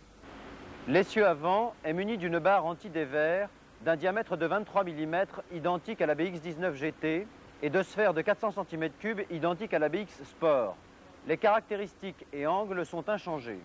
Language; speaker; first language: French; native; French